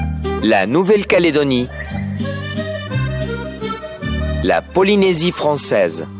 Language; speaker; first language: French; non-native, fluent; Spanish